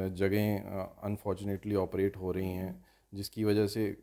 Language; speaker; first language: Hindi; native; Hindi